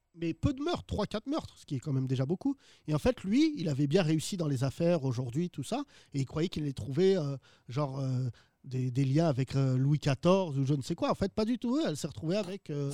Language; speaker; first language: French; early bilingual, other home language; Arabic